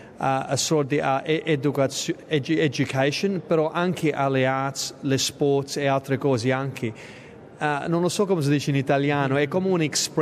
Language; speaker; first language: Italian; early bilingual, heritage; English